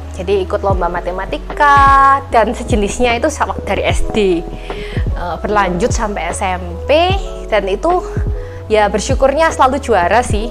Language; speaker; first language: Indonesian; native; Indonesian